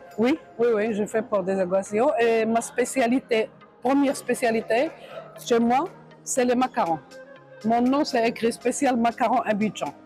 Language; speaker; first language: French; non-native, local second language; Arabic